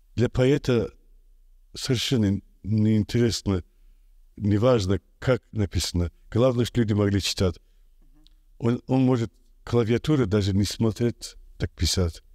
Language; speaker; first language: Russian; non-native, local second language; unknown